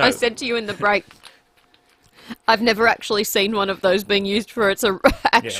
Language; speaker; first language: English; native; English